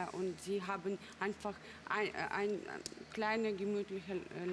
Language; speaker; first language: German; non-native, fluent; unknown